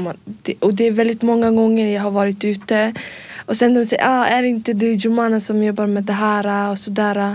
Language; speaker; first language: Swedish; early bilingual, other home language; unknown